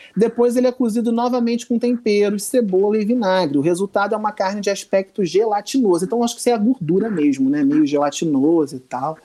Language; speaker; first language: Portuguese; native; Portuguese